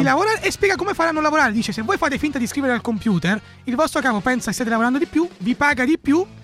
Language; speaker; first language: Italian; native; Italian